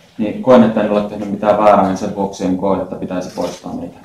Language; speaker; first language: Finnish; native; Finnish